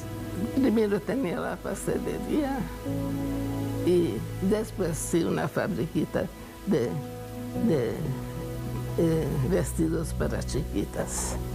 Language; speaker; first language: Spanish; non-native, fluent; Hungarian